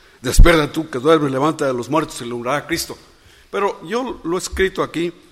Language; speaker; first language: Spanish; native; Spanish